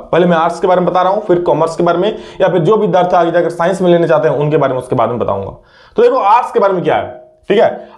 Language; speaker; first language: Hindi; native; Hindi